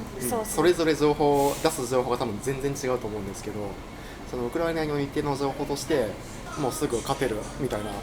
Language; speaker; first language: Japanese; native; Japanese